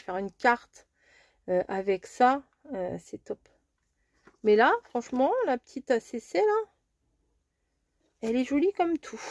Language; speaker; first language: French; native; French